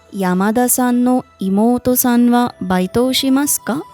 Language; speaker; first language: Japanese; non-native, fluent; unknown